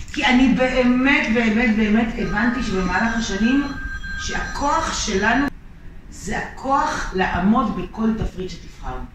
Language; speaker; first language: Hebrew; native; Hebrew